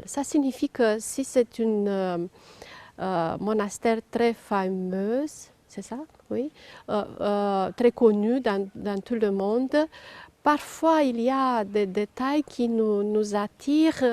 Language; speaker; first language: French; non-native, fluent; Romanian